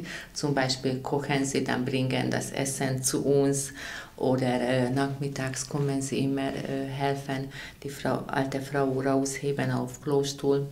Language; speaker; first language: German; non-native, fluent; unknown